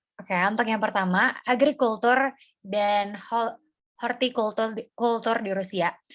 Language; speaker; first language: Indonesian; native; Indonesian